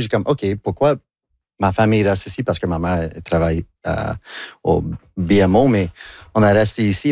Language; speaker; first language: French; non-native, local second language; English